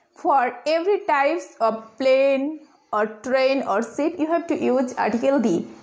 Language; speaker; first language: English; non-native, local second language; Bangla